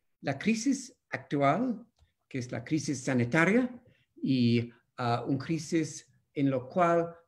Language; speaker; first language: Spanish; non-native, fluent; English